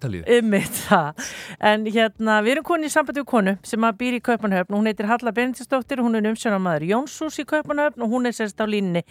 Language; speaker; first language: Icelandic; native; Icelandic